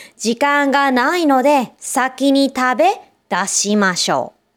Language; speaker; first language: Japanese; native; Japanese